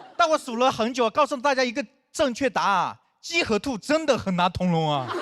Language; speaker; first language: Chinese; non-native, local second language; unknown